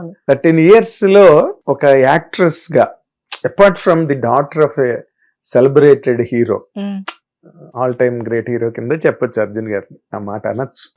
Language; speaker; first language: Telugu; native; Telugu